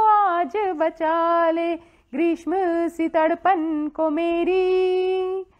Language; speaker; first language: Hindi; native; Hindi